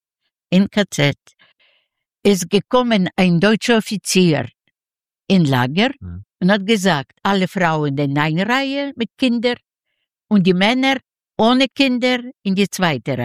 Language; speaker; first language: German; non-native, learner; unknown